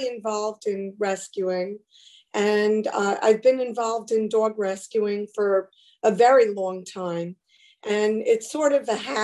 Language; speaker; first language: English; native; English